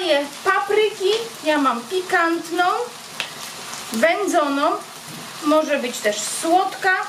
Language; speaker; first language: Polish; native; Polish